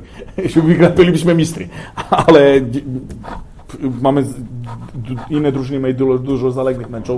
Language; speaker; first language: Polish; non-native, fluent; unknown